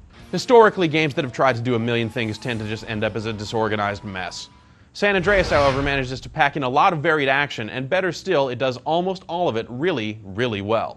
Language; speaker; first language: English; native; English